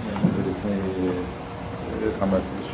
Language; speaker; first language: Hebrew; non-native, learner; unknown